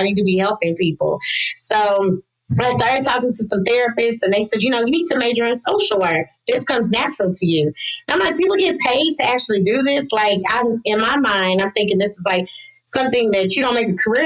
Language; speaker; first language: English; native; English